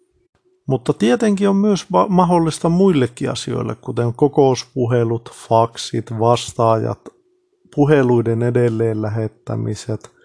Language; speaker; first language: Finnish; native; Finnish